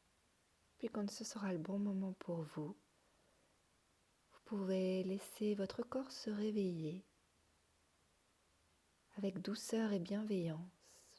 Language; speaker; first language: French; native; French